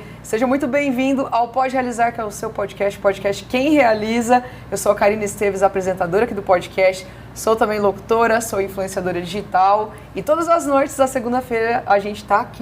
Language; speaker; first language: Portuguese; native; Portuguese